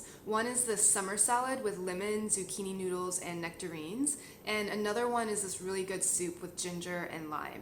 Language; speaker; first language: English; native; English